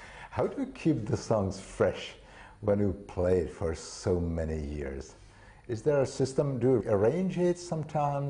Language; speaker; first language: English; non-native, fluent; Czech